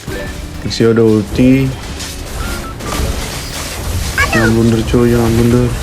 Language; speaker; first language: Indonesian; native; Indonesian